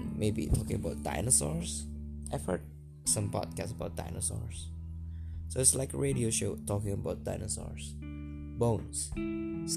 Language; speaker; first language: English; non-native, fluent; Indonesian